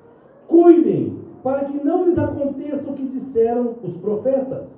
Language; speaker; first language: Portuguese; native; Portuguese